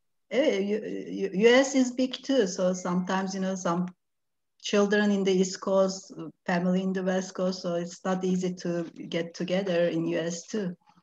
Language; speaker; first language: English; non-native, fluent; Turkish